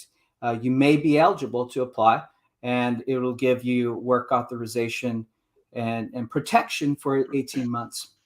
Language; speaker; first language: English; native; English